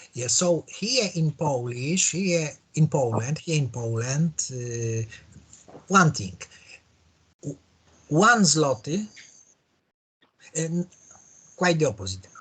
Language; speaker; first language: English; non-native, learner; Polish